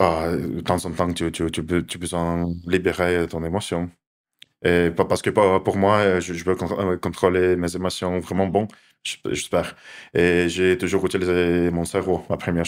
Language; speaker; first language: French; non-native, fluent; Russian